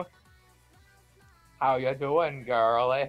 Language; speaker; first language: English; native; English